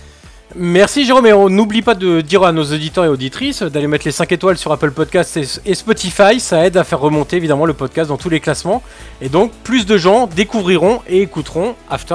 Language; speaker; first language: French; native; French